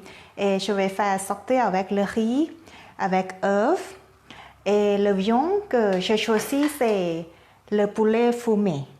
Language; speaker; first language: French; non-native, fluent; Thai